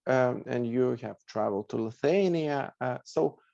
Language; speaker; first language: English; non-native, fluent; Lithuanian